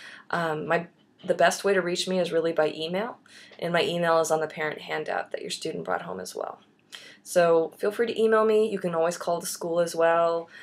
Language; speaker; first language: English; native; English